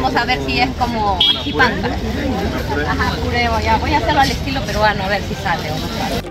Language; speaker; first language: Spanish; native; Spanish